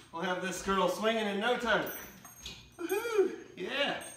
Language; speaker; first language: English; native; English